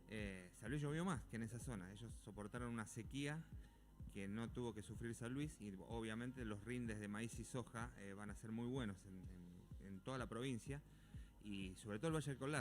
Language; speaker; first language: Spanish; native; Spanish